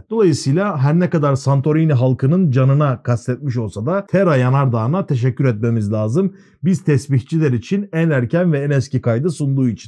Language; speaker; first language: Turkish; native; Turkish